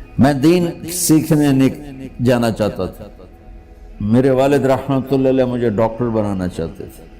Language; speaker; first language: Urdu; non-native, local second language; Punjabi